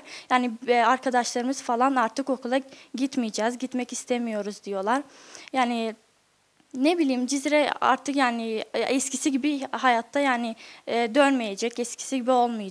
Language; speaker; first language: Turkish; non-native, local second language; Kurdish